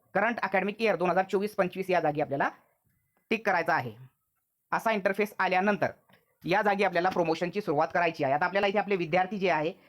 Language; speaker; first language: Marathi; non-native, local second language; Urdu